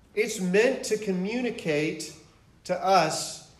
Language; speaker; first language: English; native; English